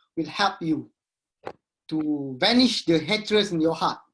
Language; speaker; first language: English; non-native, local second language; Malay